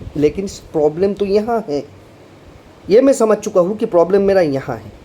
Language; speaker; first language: Hindi; non-native, local second language; Bangla